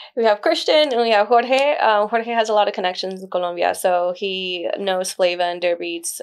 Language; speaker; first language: English; early bilingual, other home language; Spanish